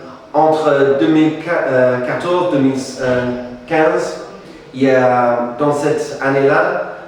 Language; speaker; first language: French; non-native, fluent; English